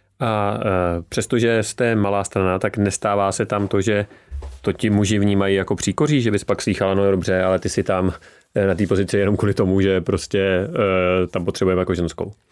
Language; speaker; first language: Czech; native; Czech